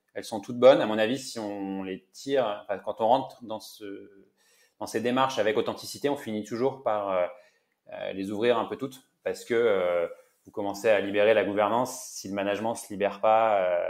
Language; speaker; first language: French; native; French